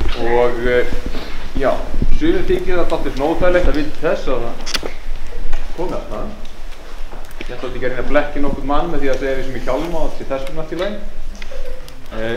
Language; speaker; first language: Icelandic; native; Icelandic